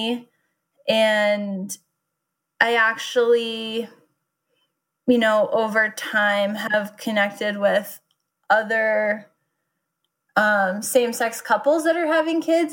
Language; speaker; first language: English; native; English